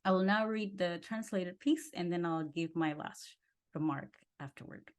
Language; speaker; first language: English; non-native, fluent; Indonesian